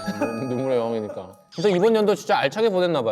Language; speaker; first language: Korean; native; Korean